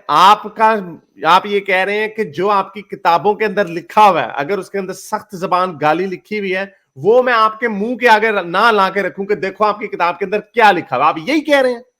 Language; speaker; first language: Urdu; native; Urdu